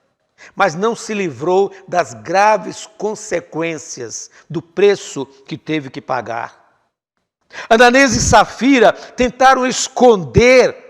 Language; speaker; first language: Portuguese; native; Portuguese